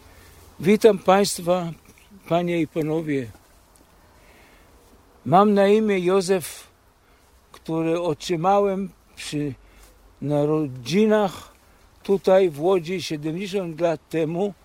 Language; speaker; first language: Polish; early bilingual, heritage; Polish